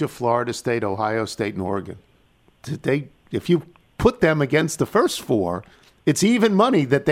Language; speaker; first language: English; native; English